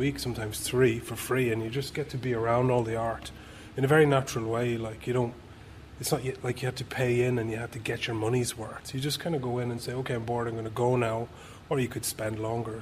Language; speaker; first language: English; native; English